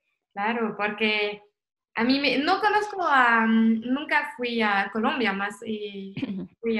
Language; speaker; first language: Spanish; non-native, fluent; French